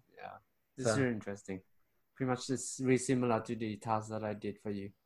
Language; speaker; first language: English; non-native, fluent; Vietnamese